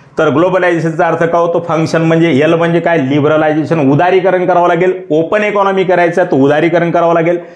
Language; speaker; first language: Marathi; native; Marathi